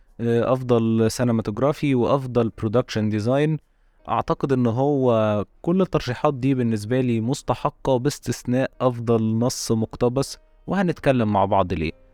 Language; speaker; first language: Arabic; native; Arabic